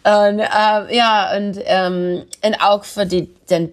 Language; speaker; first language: German; non-native, learner; English